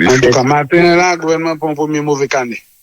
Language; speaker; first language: French; non-native, local second language; Haitian Creole